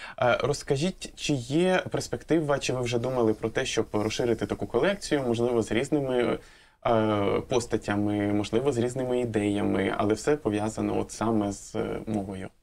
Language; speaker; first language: Ukrainian; native; Ukrainian